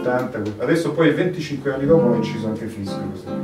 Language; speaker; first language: Italian; native; Italian